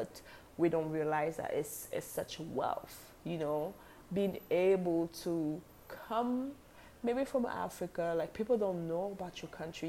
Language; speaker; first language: English; non-native, local second language; French